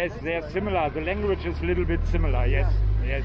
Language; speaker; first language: English; non-native, learner; German